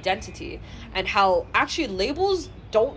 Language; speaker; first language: English; non-native, local second language; Cantonese